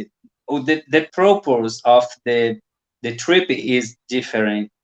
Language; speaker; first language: English; non-native, learner; Portuguese